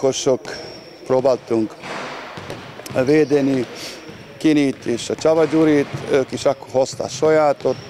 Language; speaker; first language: Hungarian; non-native, learner; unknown